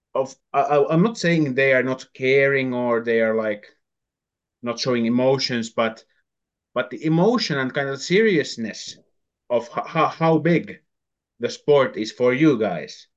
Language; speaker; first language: English; non-native, fluent; Finnish